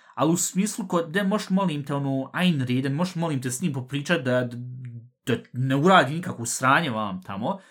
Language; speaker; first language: Bosnian; early bilingual, heritage; Bosnian